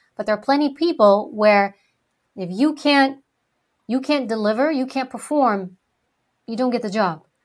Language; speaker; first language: English; early bilingual, other home language; Greek